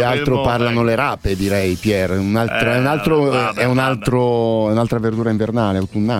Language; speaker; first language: Italian; native; Italian